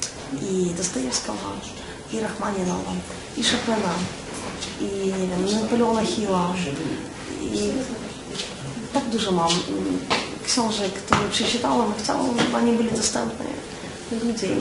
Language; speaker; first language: Polish; non-native, learner; Russian